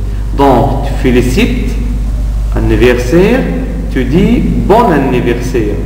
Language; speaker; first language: French; non-native, fluent; Arabic